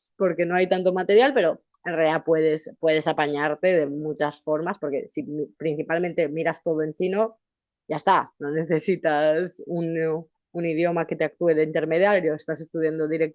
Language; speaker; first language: Spanish; native; Spanish